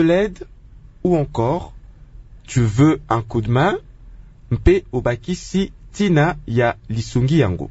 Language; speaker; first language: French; non-native, local second language; Lingala